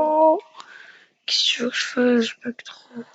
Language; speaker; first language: French; native; French